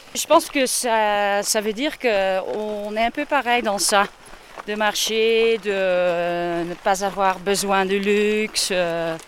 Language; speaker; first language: French; non-native, fluent; Dutch